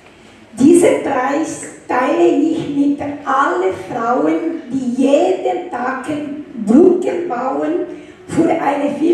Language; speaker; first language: German; non-native, fluent; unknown